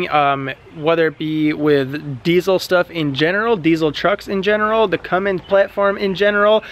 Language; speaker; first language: English; native; English